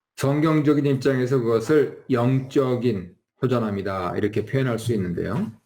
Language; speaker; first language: Korean; native; Korean